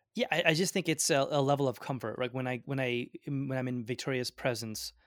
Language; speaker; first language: English; early bilingual, other home language; Gujarati